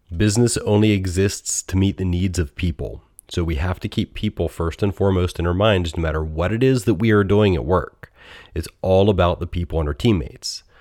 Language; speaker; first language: English; native; English